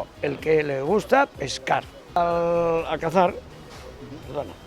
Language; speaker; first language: Spanish; native; Spanish